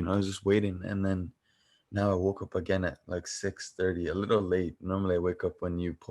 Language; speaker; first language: English; native; English